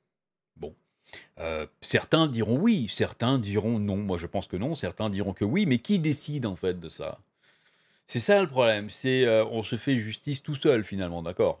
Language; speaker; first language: French; native; French